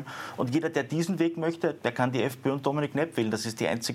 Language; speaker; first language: German; native; German